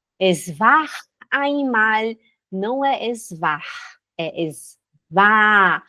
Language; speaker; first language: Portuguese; native; Portuguese